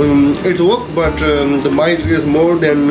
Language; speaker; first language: English; non-native, learner; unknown